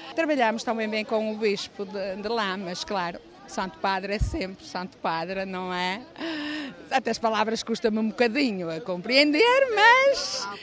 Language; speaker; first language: Portuguese; native; Portuguese